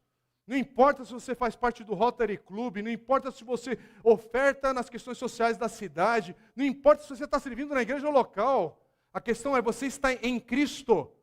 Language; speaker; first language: Portuguese; native; Portuguese